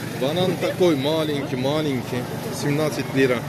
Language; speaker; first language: Russian; non-native, learner; Turkish